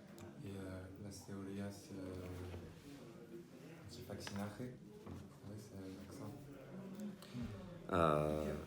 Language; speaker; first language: Spanish; non-native, learner; French